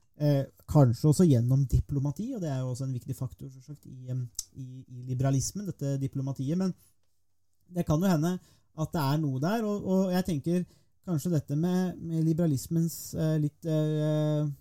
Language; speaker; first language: Norwegian; native; Norwegian